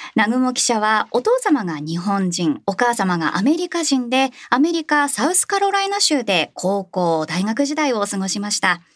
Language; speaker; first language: Japanese; native; Japanese